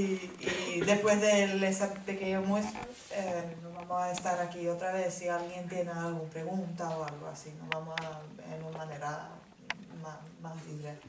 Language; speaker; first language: Spanish; non-native, fluent; Finnish